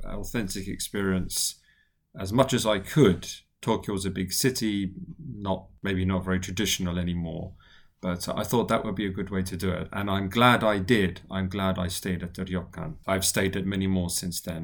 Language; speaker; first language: English; native; English